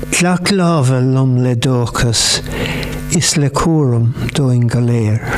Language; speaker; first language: Irish; non-native, local second language; English